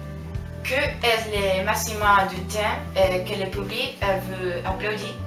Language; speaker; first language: French; non-native, learner; Spanish